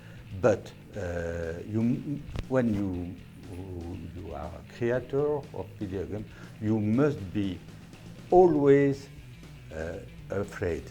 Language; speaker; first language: English; non-native, learner; French